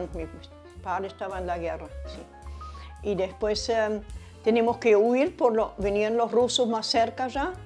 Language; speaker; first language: Spanish; early bilingual, other home language; German